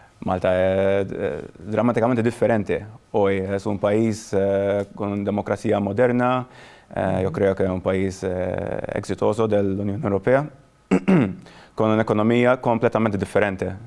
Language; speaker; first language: Spanish; non-native, fluent; Maltese